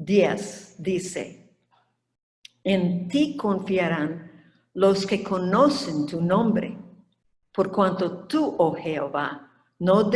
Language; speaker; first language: Spanish; non-native, fluent; English